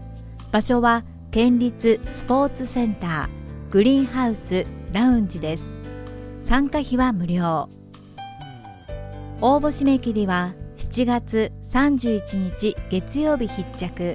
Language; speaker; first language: Japanese; native; Japanese